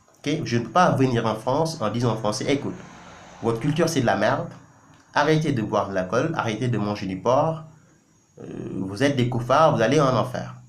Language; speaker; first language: French; non-native, local second language; Wolof